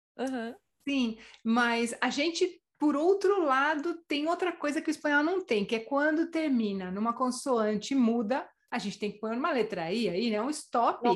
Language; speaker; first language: Portuguese; native; Portuguese